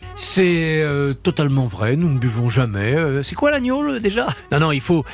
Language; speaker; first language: French; native; French